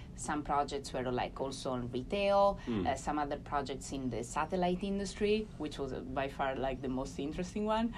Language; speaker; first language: English; non-native, fluent; Italian